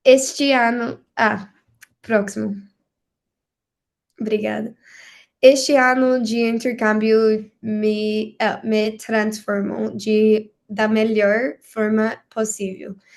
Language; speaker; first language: Portuguese; non-native, learner; English